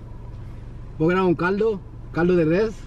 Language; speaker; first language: Spanish; early bilingual, heritage; Spanish